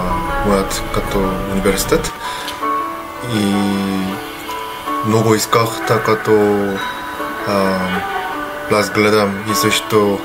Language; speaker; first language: Bulgarian; non-native, learner; Korean